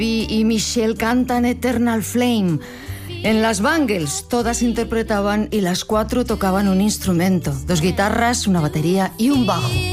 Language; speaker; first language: Spanish; native; Spanish